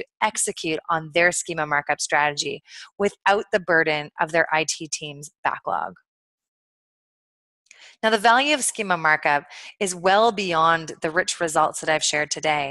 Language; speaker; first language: English; native; English